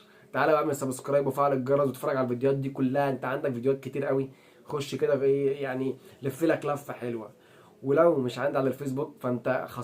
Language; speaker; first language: Arabic; native; Arabic